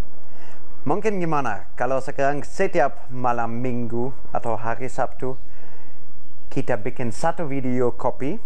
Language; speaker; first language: Indonesian; non-native, fluent; German